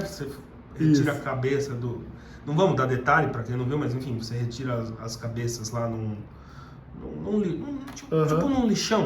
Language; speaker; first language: Portuguese; native; Portuguese